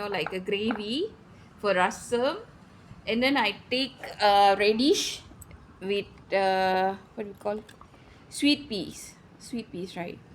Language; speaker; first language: English; non-native, local second language; Tamil